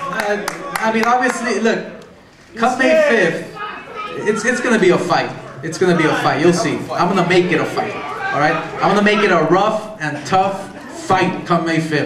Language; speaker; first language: English; early bilingual, other home language; Spanish